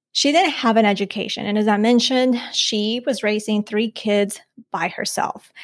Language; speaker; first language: English; early bilingual, other home language; Spanish